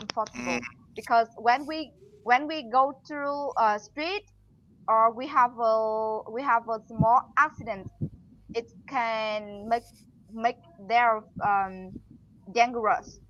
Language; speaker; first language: English; non-native, learner; Vietnamese